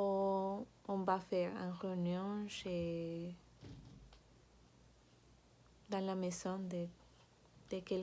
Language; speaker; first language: French; non-native, learner; Spanish